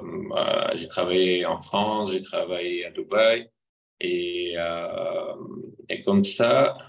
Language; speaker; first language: French; non-native, fluent; Arabic